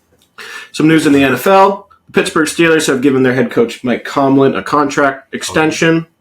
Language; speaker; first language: English; native; English